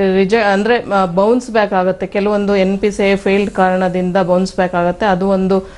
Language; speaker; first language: Kannada; native; Kannada